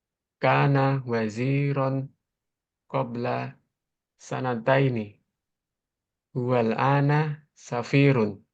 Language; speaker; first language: Arabic; non-native, learner; Indonesian